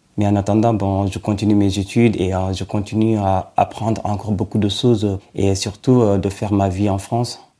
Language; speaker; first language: French; non-native, fluent; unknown